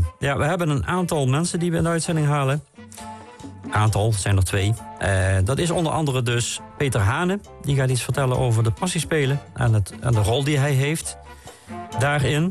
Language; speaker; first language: Dutch; native; Dutch